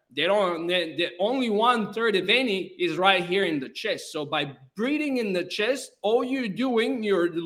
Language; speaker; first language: English; non-native, fluent; Bulgarian